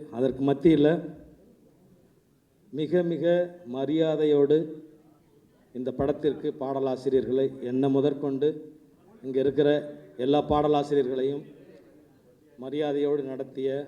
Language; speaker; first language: Tamil; native; Tamil